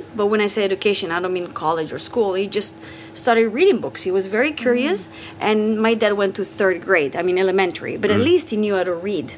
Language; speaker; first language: English; non-native, fluent; Italian